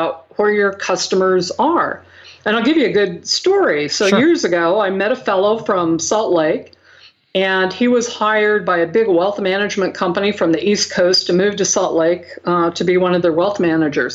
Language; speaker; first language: English; native; English